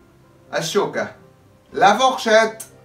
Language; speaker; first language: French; non-native, fluent; Arabic